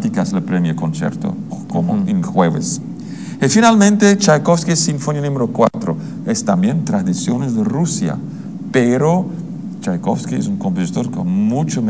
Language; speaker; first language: Spanish; non-native, learner; Dutch